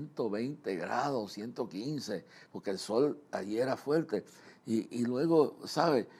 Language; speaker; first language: Spanish; native; Spanish